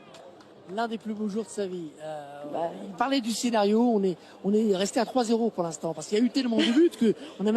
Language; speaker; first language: French; native; French